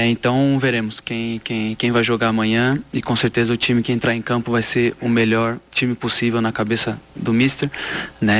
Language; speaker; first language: Portuguese; native; Portuguese